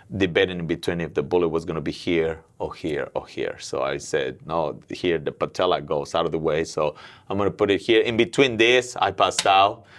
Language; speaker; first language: English; non-native, fluent; Spanish